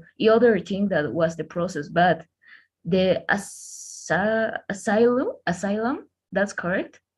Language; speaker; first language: English; non-native, learner; Spanish